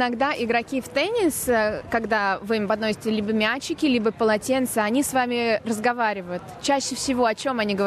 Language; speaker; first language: Russian; native; Russian